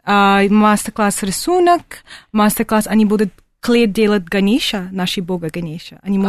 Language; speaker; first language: Russian; non-native, learner; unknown